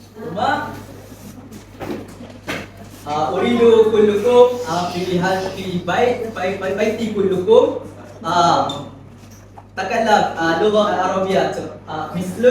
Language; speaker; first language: Arabic; non-native, learner; Malay